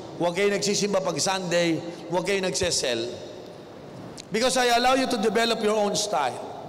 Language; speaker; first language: Filipino; native; Filipino